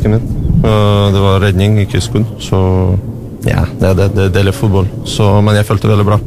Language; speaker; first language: Norwegian; non-native, learner; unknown